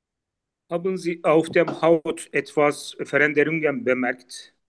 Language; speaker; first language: German; non-native, learner; Turkish